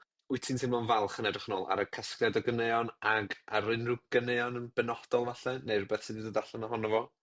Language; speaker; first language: Welsh; native; Welsh